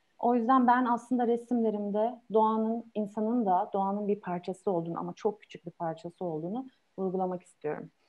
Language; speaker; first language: Turkish; native; Turkish